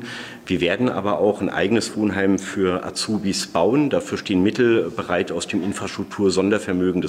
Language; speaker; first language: German; native; German